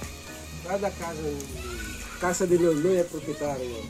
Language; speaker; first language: Italian; non-native, learner; Filipino